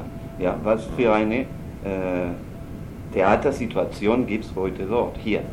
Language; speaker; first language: German; non-native, learner; Spanish